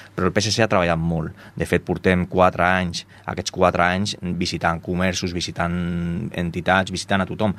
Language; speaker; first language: Catalan; non-native, local second language; Spanish